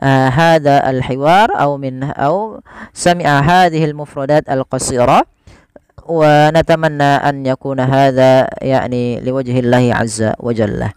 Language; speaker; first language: Arabic; non-native, fluent; Indonesian